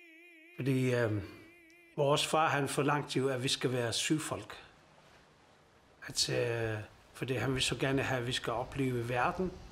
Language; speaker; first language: Danish; non-native, local second language; Kalaallisut